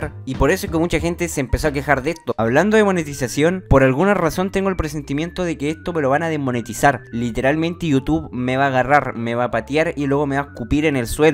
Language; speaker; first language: Spanish; native; Spanish